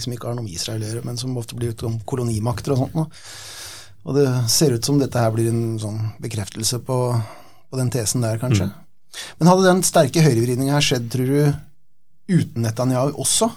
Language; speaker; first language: Norwegian; native; Norwegian